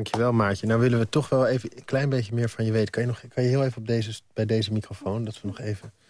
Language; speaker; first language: Dutch; native; Dutch